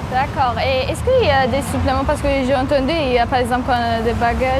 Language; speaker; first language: French; non-native, learner; Persian